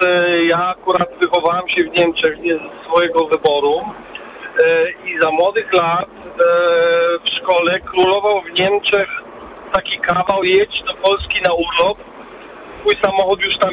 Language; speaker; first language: Polish; early bilingual, heritage; Polish